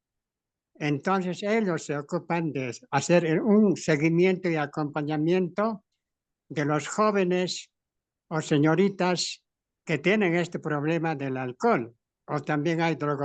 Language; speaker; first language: Spanish; native; Spanish